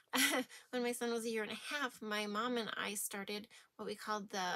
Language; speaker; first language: English; native; English